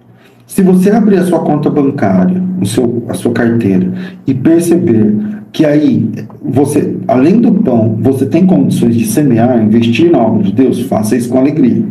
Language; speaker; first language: Portuguese; native; Portuguese